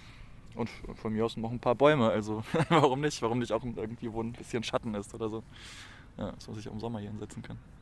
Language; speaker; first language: German; native; German